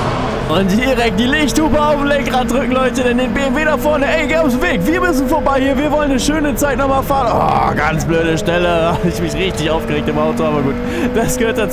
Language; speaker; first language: German; native; German